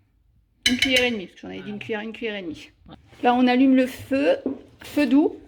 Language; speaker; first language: French; native; French